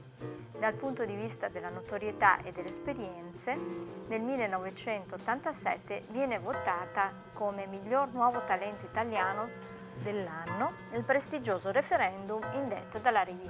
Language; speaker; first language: Italian; native; Italian